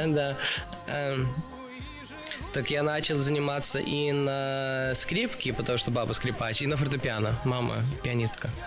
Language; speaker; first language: Russian; early bilingual, other home language; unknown